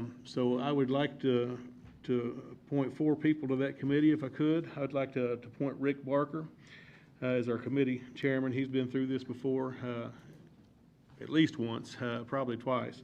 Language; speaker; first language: English; native; English